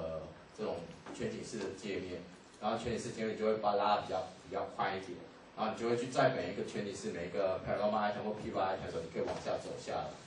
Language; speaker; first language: Chinese; native; Chinese